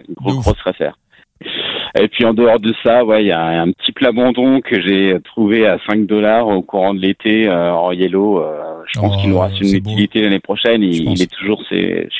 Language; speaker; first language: French; native; French